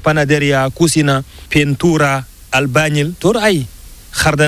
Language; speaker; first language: Spanish; non-native, learner; Fula